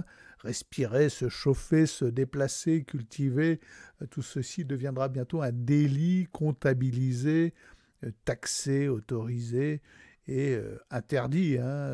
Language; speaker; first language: French; native; French